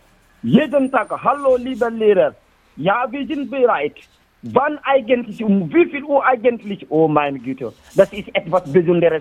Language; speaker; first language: German; non-native, learner; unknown